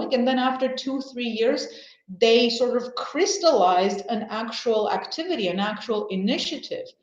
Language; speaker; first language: English; non-native, fluent; Armenian